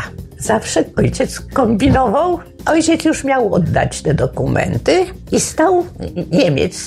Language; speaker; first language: Polish; native; Polish